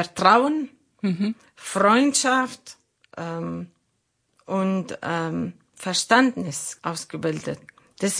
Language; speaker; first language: German; non-native, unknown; Arabic